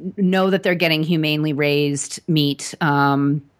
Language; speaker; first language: English; native; English